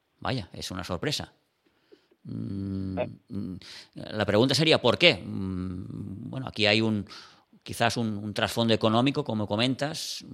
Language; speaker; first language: Spanish; non-native, local second language; Catalan